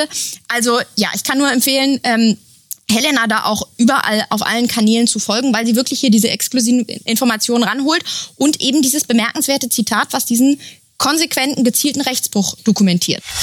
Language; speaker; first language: German; native; German